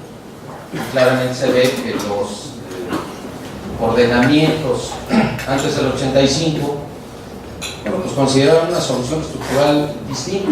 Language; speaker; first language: Spanish; native; Spanish